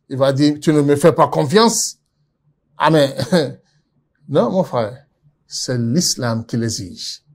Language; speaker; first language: French; non-native, local second language; Yoruba